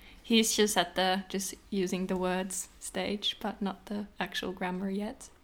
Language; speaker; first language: English; non-native, fluent; Finnish